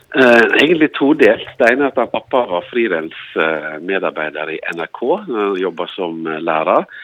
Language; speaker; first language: Norwegian; native; Norwegian